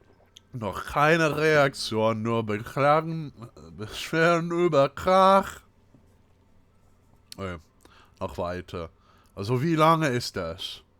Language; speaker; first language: German; non-native, fluent; English